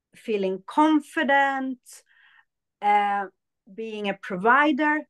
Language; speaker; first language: English; early bilingual, other home language; Hindi